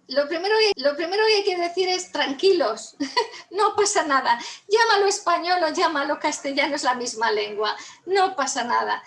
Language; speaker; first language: Spanish; native; Spanish